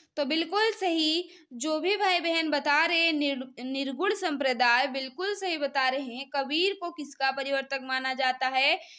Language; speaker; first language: Hindi; native; Hindi